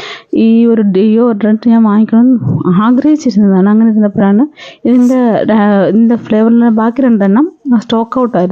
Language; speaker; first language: Malayalam; native; Malayalam